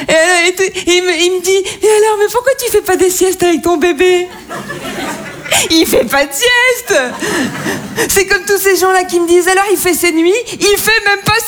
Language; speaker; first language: French; native; French